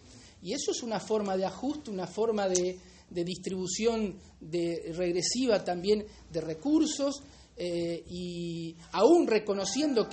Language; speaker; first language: Spanish; native; Spanish